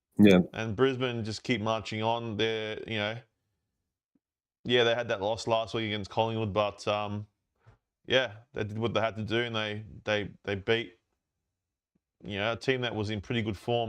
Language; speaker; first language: English; native; English